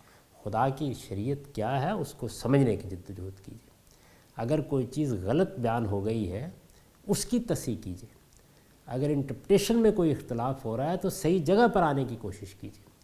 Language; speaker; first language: Urdu; native; Urdu